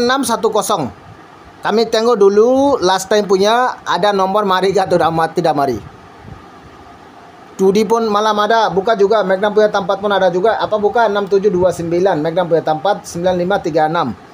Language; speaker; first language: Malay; non-native, learner; Bangla